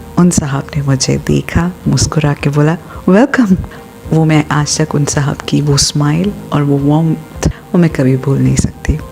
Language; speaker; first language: Urdu; native; Urdu